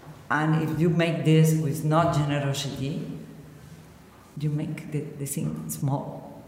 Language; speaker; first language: English; non-native, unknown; Catalan